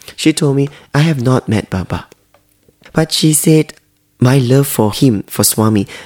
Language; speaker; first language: English; non-native, local second language; Hakka Chinese